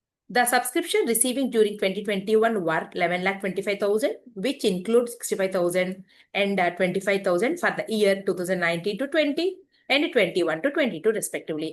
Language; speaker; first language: English; non-native, local second language; Telugu